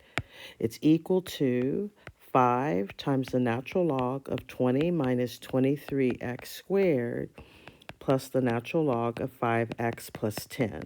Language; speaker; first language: English; native; English